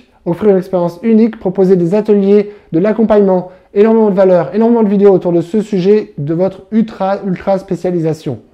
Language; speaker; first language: French; native; French